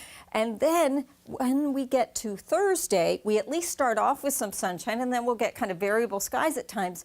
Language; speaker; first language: English; native; English